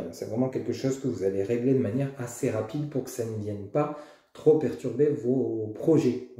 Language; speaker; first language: French; native; French